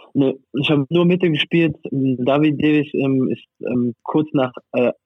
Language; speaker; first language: German; non-native, fluent; French